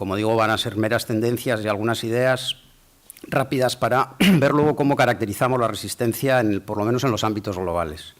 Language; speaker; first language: Spanish; native; Spanish